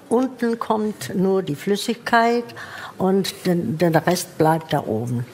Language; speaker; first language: German; non-native, fluent; Czech